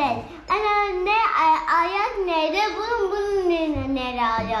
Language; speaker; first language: Turkish; early bilingual, heritage; Turkish